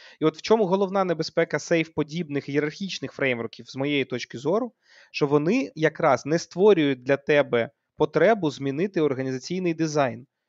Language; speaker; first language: Ukrainian; native; Ukrainian